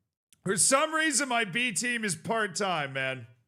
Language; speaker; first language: English; native; English